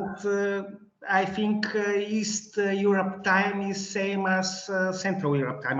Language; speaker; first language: English; non-native, learner; Bulgarian